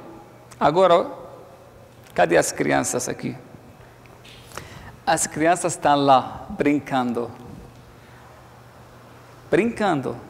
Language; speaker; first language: Portuguese; non-native, learner; Arabic